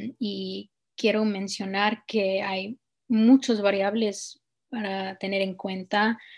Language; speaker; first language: Spanish; early bilingual, heritage; Spanish